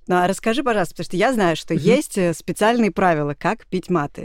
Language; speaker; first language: Russian; native; Russian